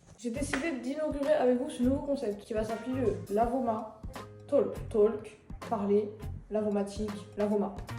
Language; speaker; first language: French; native; French